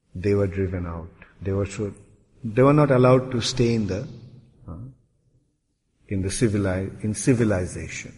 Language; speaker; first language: English; non-native, local second language; Bangla